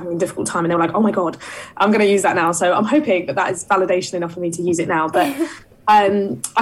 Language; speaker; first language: English; native; English